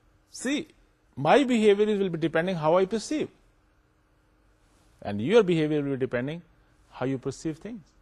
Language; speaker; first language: English; non-native, local second language; Urdu